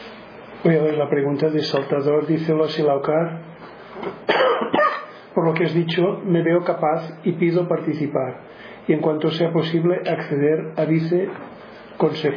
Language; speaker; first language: Spanish; native; Spanish